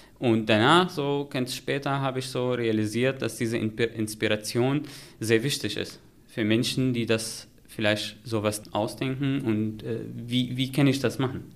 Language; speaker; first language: German; non-native, fluent; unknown